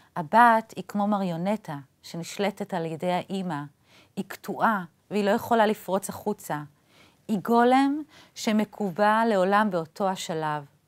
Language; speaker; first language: Hebrew; native; Hebrew